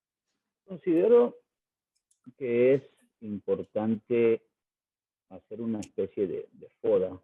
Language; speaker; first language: Spanish; native; Spanish